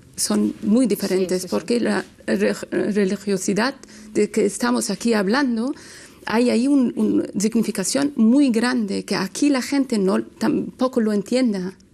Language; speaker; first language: Spanish; non-native, learner; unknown